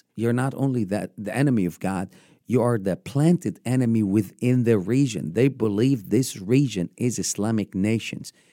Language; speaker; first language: English; non-native, fluent; Arabic